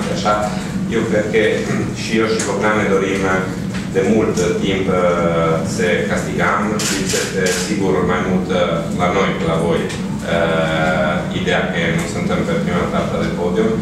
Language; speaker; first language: Romanian; non-native, fluent; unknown